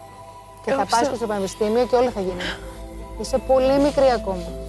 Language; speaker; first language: Greek; native; Greek